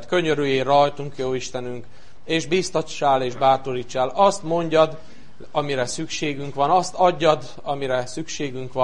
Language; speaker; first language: Hungarian; native; Hungarian